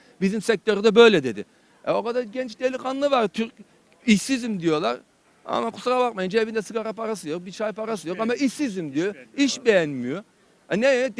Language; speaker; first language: Turkish; early bilingual, heritage; Turkish